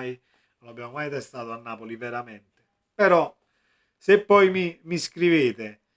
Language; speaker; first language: Italian; native; Italian